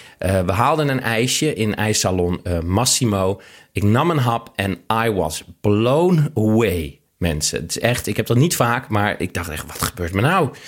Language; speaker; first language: Dutch; native; Dutch